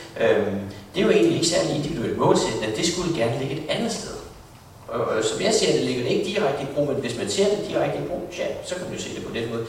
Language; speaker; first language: Danish; native; Danish